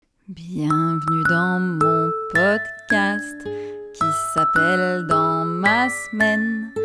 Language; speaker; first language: French; native; French